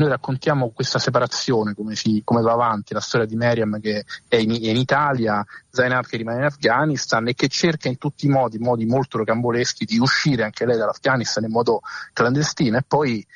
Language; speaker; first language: Italian; native; Italian